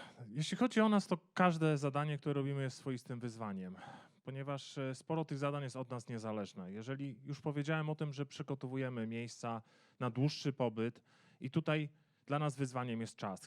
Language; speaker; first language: Polish; native; Polish